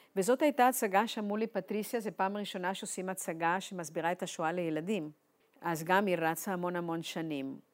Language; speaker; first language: Hebrew; non-native, fluent; Spanish